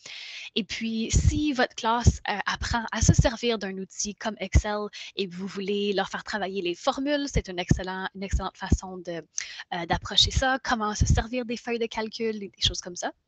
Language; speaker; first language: French; native; French